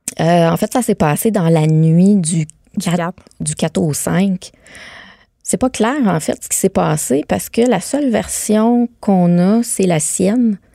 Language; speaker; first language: French; native; French